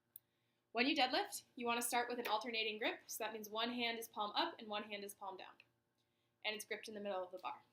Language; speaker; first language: English; native; English